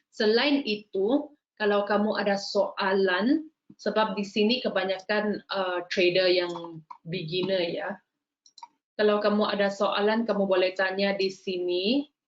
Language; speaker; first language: Malay; native; Malay